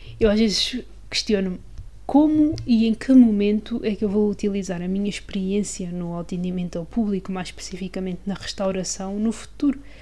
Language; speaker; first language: Portuguese; native; Portuguese